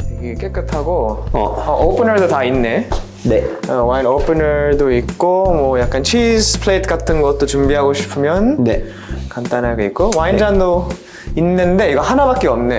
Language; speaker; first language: Korean; non-native, fluent; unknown